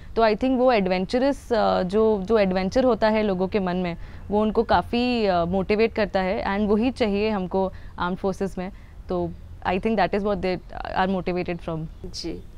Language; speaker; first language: Hindi; native; Hindi